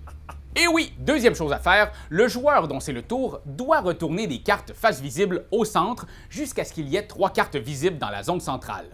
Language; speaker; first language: French; native; French